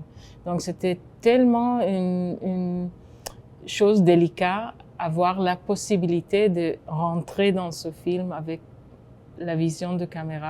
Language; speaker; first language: French; non-native, fluent; Hebrew